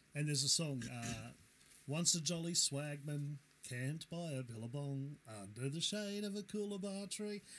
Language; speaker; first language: English; native; English